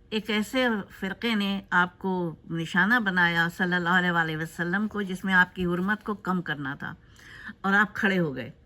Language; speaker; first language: Urdu; native; Urdu